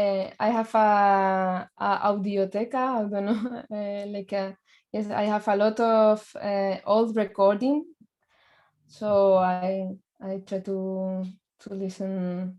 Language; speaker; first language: English; non-native, learner; Spanish